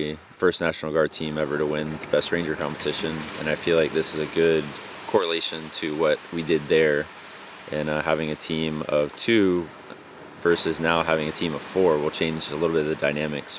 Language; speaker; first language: English; native; English